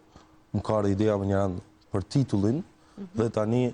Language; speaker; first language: Albanian; early bilingual, heritage; Albanian